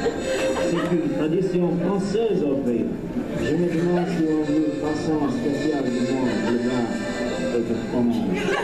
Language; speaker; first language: French; non-native, learner; English